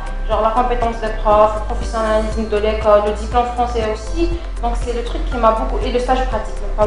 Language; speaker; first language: French; non-native, local second language; Kabyle